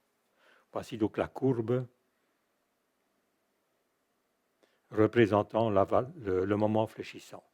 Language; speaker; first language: French; native; French